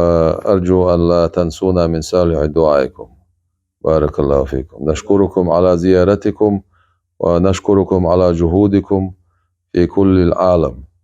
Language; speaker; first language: Arabic; non-native, fluent; Chechen